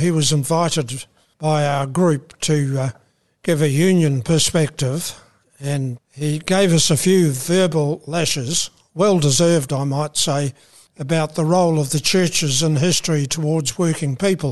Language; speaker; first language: English; native; English